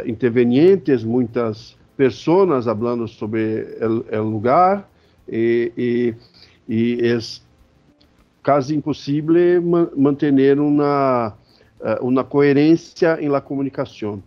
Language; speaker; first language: Portuguese; non-native, fluent; Spanish